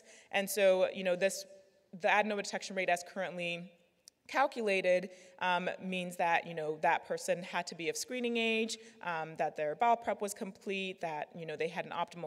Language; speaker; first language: English; native; English